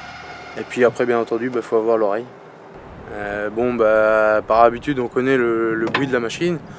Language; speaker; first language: French; native; French